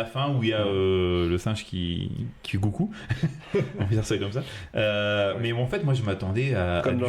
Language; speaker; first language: French; native; French